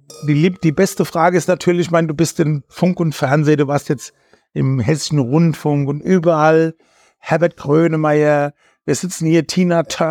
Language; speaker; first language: German; native; German